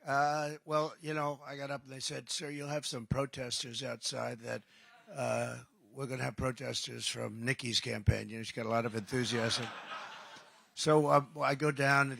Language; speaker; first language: English; native; English